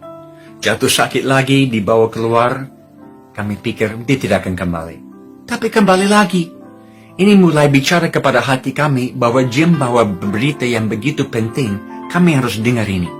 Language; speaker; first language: Indonesian; non-native, fluent; English